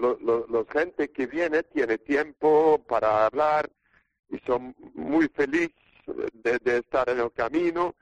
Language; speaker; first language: Spanish; non-native, learner; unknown